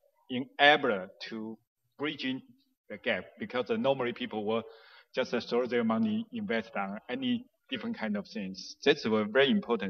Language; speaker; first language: English; non-native, fluent; Chinese